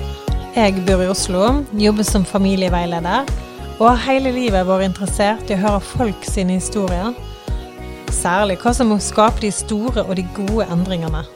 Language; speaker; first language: Norwegian; native; Norwegian